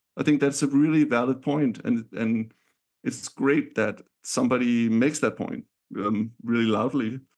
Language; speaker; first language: English; non-native, fluent; Danish